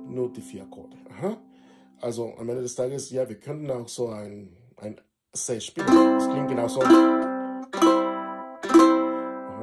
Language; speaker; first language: German; non-native, fluent; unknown